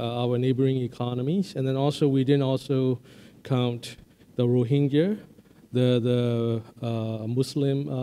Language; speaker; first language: English; non-native, fluent; Burmese